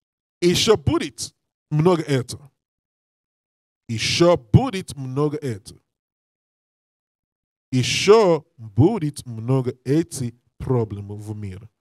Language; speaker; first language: Russian; non-native, learner; English